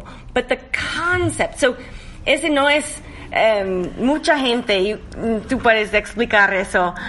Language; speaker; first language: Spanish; non-native, learner; English